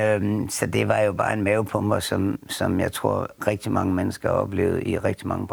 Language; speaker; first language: Danish; native; Danish